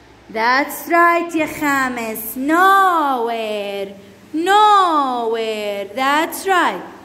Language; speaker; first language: English; non-native, fluent; Arabic